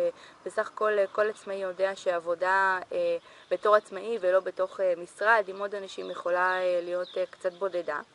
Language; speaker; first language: Hebrew; native; Hebrew